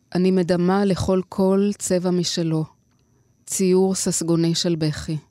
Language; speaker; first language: Hebrew; native; Hebrew